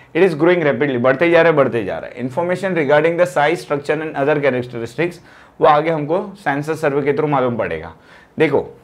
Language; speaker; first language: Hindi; non-native, local second language; Gujarati